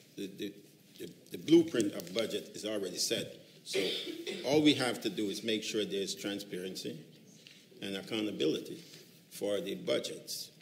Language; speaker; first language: English; native; English